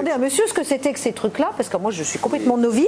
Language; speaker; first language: French; native; French